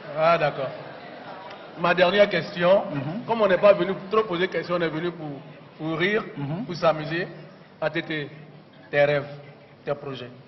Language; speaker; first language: French; non-native, local second language; Bambara